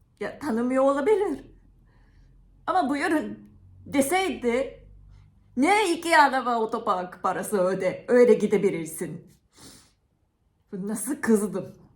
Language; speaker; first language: Turkish; non-native, fluent; Japanese